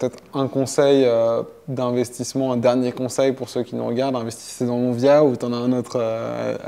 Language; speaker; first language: French; native; French